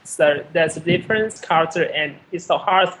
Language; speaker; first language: English; non-native, learner; Vietnamese